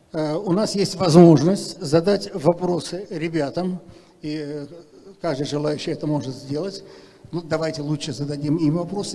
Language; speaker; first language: Russian; native; Russian